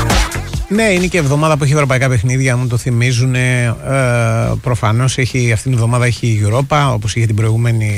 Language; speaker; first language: Greek; native; Greek